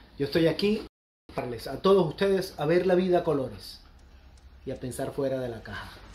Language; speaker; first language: Spanish; native; Spanish